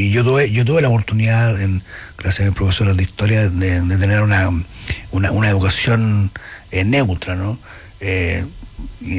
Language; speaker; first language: Spanish; native; Spanish